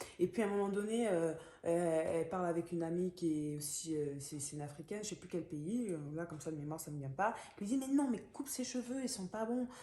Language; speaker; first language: French; native; French